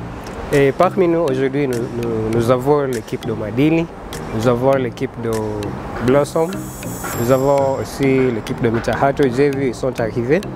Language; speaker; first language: French; non-native, fluent; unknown